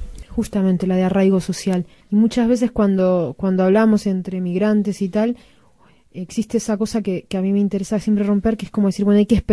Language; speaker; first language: Spanish; native; Spanish